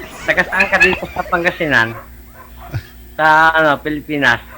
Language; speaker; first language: Filipino; non-native, local second language; Cebuano